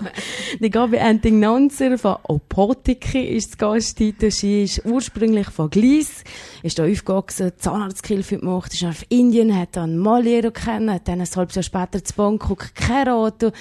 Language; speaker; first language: German; native; German